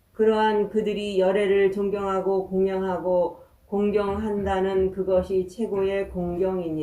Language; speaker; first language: Korean; native; Korean